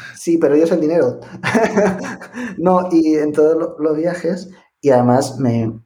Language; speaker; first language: Spanish; native; Spanish